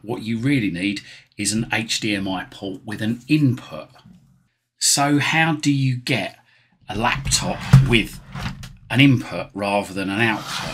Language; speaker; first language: English; native; English